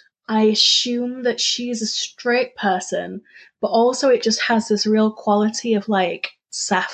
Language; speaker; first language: English; native; English